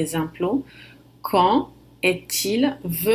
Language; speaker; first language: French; non-native, fluent; Portuguese